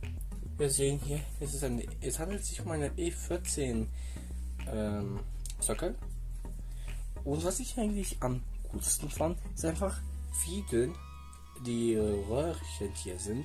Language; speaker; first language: German; non-native, fluent; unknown